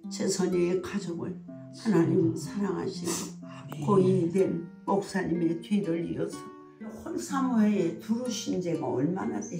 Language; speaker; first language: Korean; native; Korean